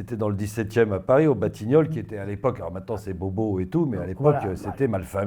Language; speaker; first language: French; native; French